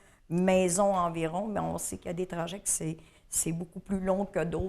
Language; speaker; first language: French; native; French